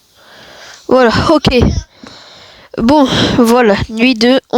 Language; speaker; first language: French; native; French